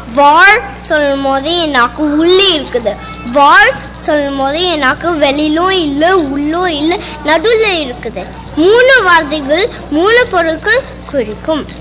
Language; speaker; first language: Tamil; early bilingual, heritage; Tamil